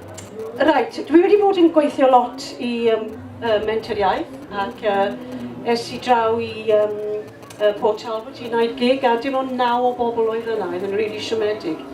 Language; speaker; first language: Welsh; non-native, local second language; English